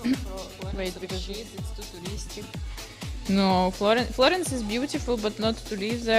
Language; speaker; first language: English; non-native, fluent; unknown